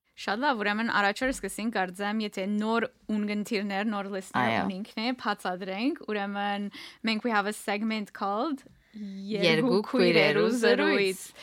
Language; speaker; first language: Armenian; early bilingual, heritage; Armenian